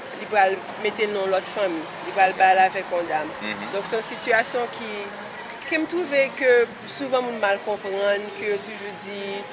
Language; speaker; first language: Haitian Creole; native; Haitian Creole